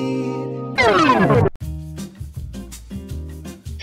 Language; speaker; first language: English; non-native, learner; Indonesian